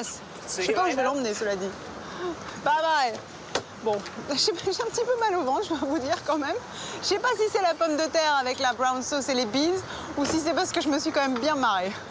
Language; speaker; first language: French; native; French